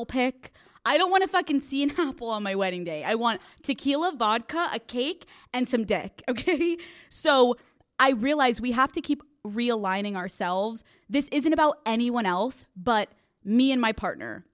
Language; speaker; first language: English; native; English